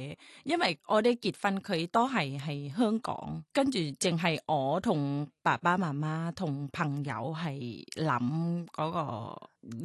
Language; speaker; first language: Cantonese; non-native, fluent; Thai